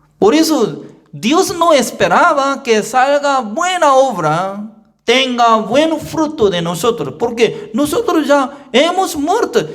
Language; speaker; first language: Spanish; non-native, fluent; Korean